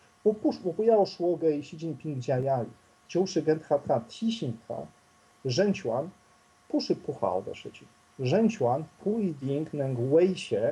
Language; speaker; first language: Chinese; non-native, fluent; Polish